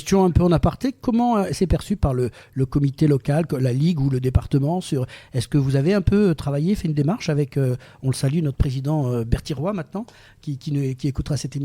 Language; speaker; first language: French; native; French